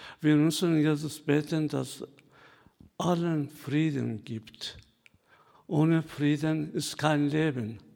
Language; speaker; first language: German; non-native, learner; Persian